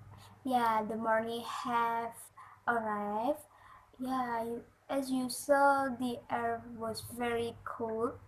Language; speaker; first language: English; non-native, learner; Indonesian